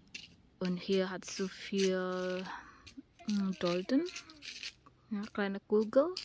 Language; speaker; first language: German; non-native, learner; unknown